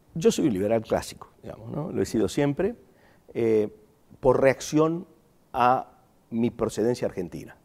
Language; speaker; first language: Spanish; native; Spanish